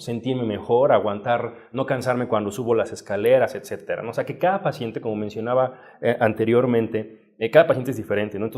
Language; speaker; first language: Spanish; native; Spanish